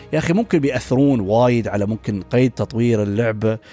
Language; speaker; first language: Arabic; native; Arabic